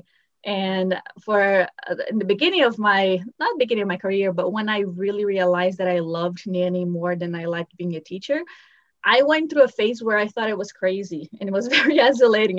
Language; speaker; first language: English; non-native, fluent; Portuguese